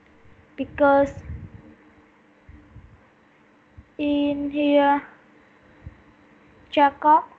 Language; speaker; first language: English; non-native, learner; Vietnamese